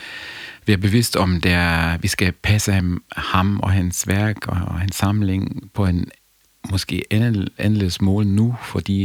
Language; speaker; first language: Danish; non-native, fluent; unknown